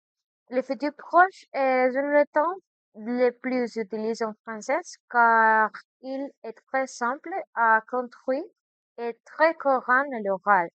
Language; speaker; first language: French; non-native, learner; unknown